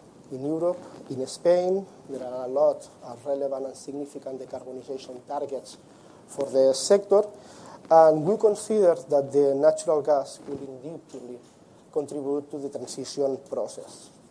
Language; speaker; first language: English; non-native, fluent; Spanish